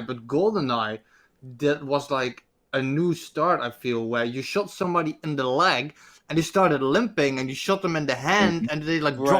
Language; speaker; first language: English; native; English